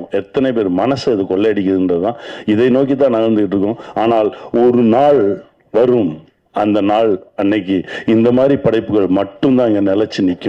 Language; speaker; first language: Tamil; native; Tamil